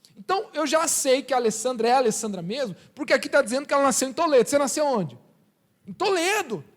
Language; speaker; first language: Portuguese; early bilingual, other home language; Spanish